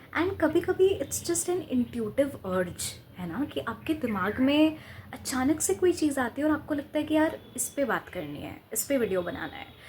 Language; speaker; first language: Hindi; non-native, local second language; Bangla